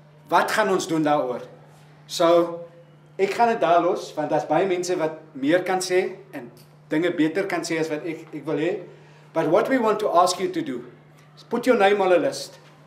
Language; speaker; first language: English; non-native, local second language; Afrikaans